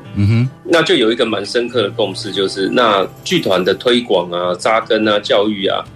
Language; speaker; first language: Chinese; native; Chinese